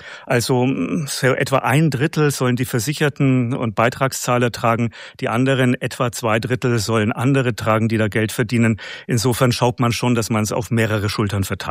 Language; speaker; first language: German; native; German